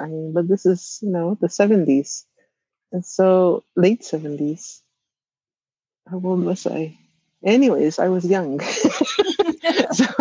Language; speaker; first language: English; non-native, fluent; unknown